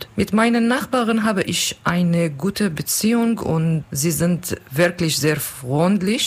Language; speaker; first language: German; non-native, learner; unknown